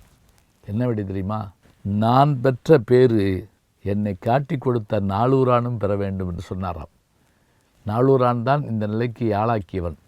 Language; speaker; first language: Tamil; native; Tamil